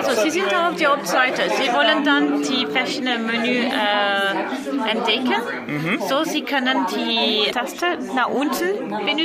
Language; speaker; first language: German; non-native, learner; French